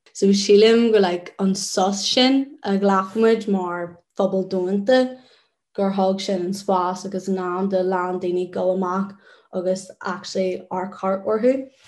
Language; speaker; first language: Irish; non-native, local second language; English